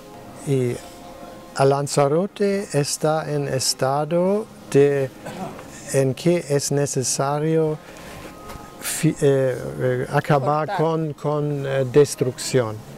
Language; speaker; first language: Spanish; non-native, learner; German